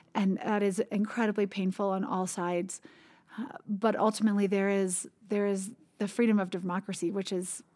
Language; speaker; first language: English; native; English